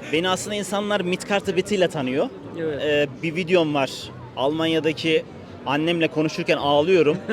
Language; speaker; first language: Turkish; native; Turkish